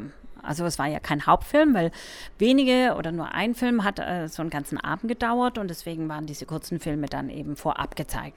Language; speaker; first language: German; native; German